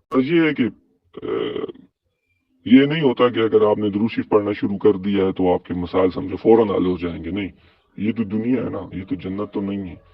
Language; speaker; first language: Urdu; native; Urdu